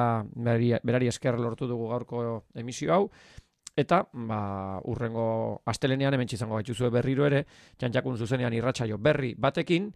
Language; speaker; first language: Basque; native; Basque